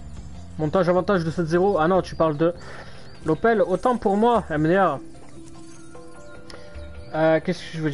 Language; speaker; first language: French; native; French